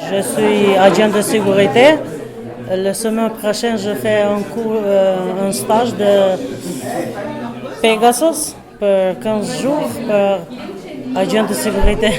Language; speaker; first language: French; non-native, learner; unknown